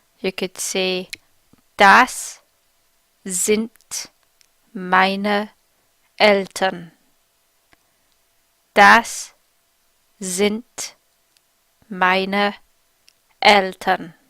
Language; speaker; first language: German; non-native, fluent; English